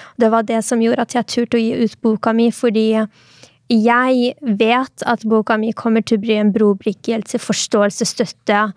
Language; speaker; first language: Norwegian; early bilingual, other home language; Arabic